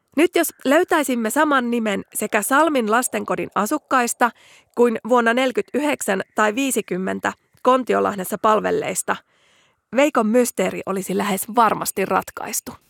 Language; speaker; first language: Finnish; native; Finnish